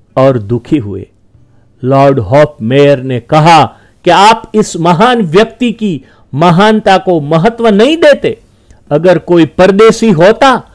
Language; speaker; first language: Hindi; non-native, local second language; Gujarati